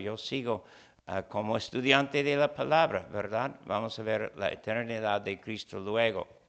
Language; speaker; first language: Spanish; non-native, fluent; English